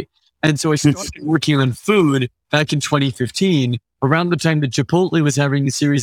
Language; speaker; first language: English; native; English